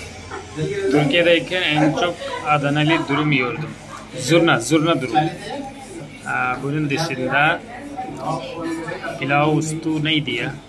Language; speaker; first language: Turkish; non-native, fluent; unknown